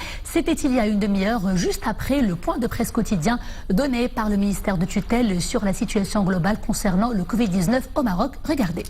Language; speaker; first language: French; non-native, local second language; Arabic